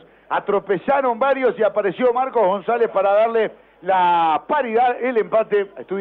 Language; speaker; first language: Spanish; native; Spanish